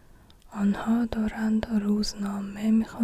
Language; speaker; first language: Persian; non-native, learner; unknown